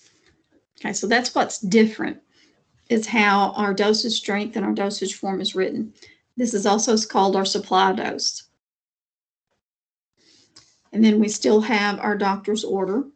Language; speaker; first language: English; native; English